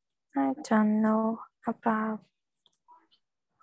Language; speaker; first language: English; non-native, learner; Khmer